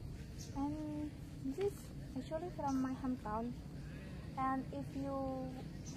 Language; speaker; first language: English; non-native, learner; Javanese